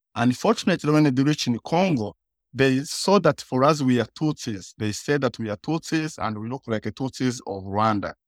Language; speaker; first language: English; early bilingual, other home language; Kinyarwanda